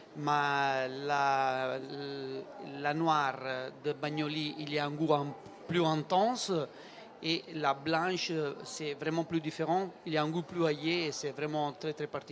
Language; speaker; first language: French; non-native, learner; Italian